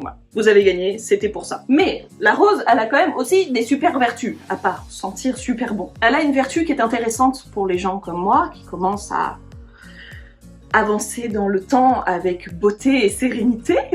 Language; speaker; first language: French; native; French